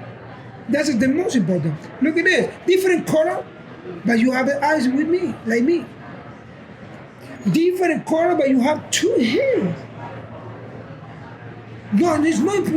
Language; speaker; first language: English; non-native, learner; Spanish